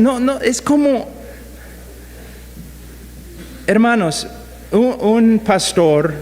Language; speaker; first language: Spanish; non-native, fluent; English